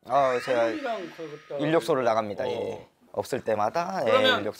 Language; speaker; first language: Korean; native; Korean